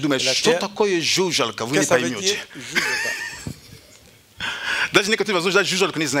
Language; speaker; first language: Russian; native; Russian